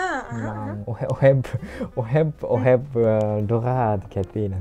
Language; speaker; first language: Arabic; non-native, learner; Japanese